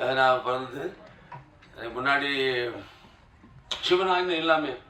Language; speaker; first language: Tamil; non-native, local second language; Telugu